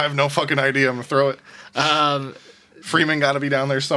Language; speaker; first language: English; native; English